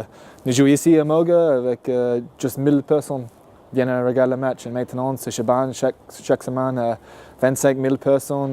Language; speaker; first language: French; non-native, learner; English